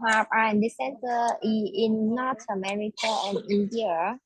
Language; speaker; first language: English; non-native, learner; Vietnamese